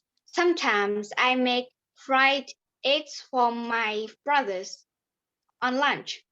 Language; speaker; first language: English; non-native, learner; Vietnamese